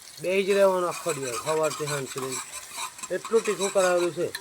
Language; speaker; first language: Gujarati; non-native, local second language; Vasavi